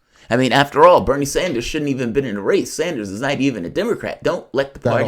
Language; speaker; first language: English; native; English